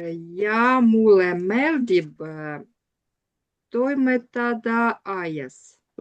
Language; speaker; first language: Estonian; non-native, learner; Russian